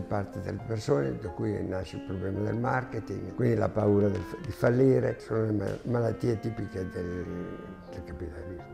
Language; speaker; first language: Italian; native; Italian